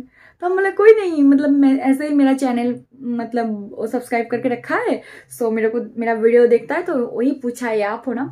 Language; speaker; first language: Hindi; non-native, local second language; Bangla